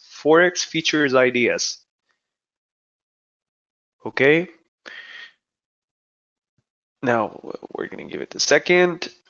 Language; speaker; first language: English; non-native, fluent; Hebrew